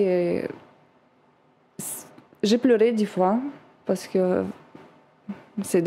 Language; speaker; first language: French; non-native, learner; Russian